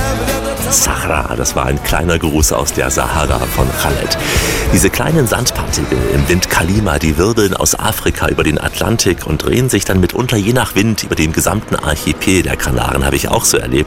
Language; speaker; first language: German; native; German